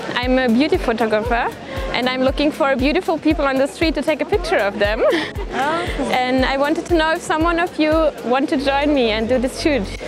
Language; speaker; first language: English; non-native, fluent; German